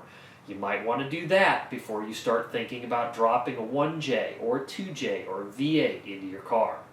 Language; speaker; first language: English; native; English